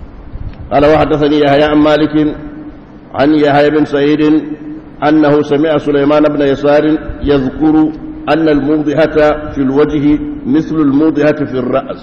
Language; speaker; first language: Arabic; non-native, fluent; Hausa